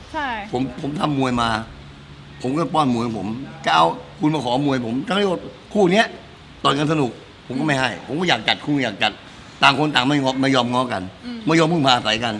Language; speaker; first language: Thai; native; Thai